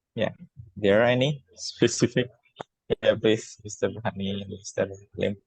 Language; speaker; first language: English; non-native, learner; Indonesian